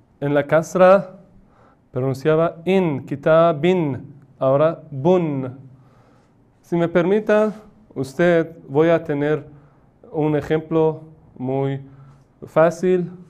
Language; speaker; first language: Spanish; non-native, fluent; Persian